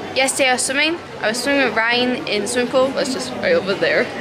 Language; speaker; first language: English; native; English